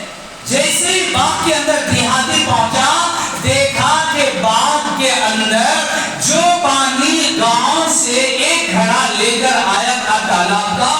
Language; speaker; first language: Urdu; native; Urdu